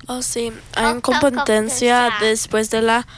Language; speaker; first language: Spanish; early bilingual, other home language; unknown